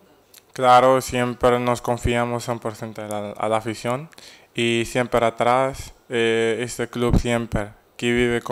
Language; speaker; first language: Spanish; non-native, fluent; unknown